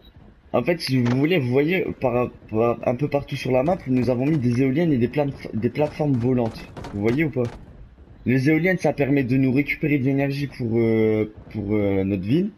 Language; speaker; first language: French; native; French